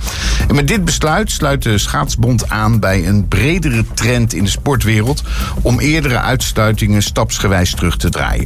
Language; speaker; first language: Dutch; native; Dutch